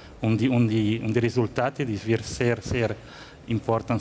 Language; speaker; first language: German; non-native, learner; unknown